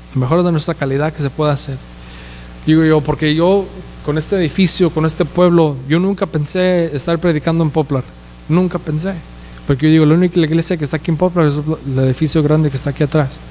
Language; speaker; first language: Spanish; early bilingual, heritage; Spanish